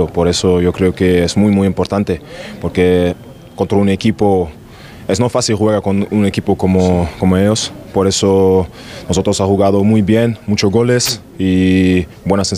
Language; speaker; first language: Spanish; non-native, learner; German